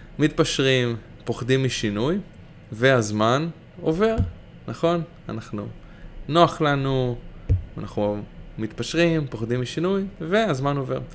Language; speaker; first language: Hebrew; native; Hebrew